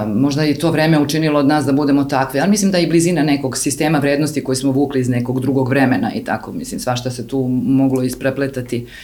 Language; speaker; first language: Serbian; native; Serbian